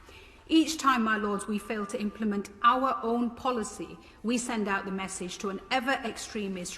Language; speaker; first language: English; native; English